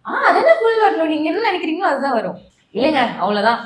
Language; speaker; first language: Tamil; native; Tamil